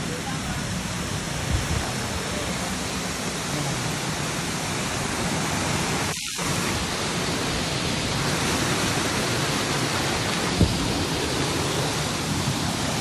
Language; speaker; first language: Nepali; native; Nepali